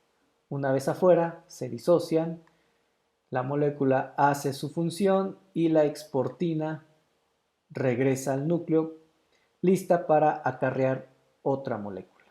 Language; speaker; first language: Spanish; native; Spanish